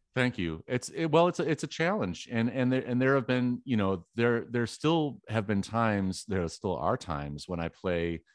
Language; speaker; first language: English; native; English